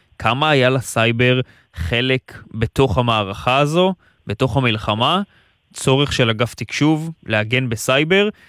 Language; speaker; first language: Hebrew; native; Hebrew